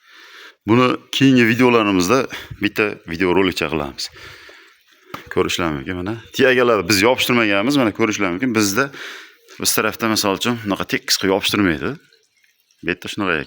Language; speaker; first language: Uzbek; native; Uzbek